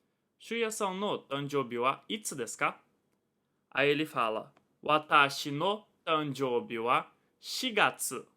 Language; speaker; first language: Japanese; non-native, fluent; Portuguese